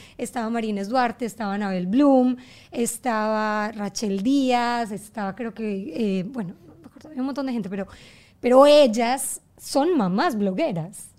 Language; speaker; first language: Spanish; native; Spanish